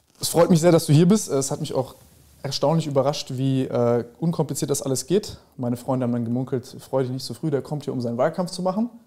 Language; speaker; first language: German; early bilingual, other home language; Serbian